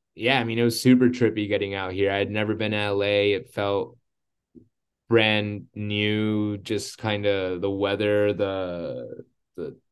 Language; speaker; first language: English; early bilingual, other home language; Spanish